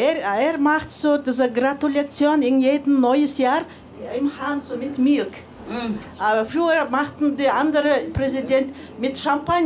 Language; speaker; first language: German; non-native, fluent; Mongolian